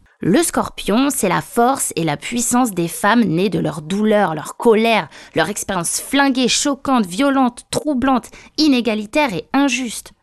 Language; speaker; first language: French; native; French